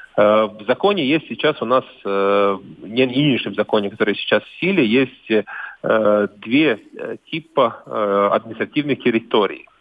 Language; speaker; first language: Russian; non-native, local second language; Latvian